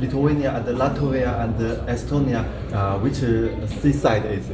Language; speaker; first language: English; non-native, learner; Chinese